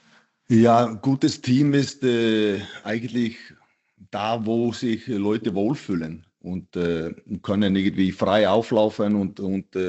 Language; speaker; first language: German; non-native, fluent; Icelandic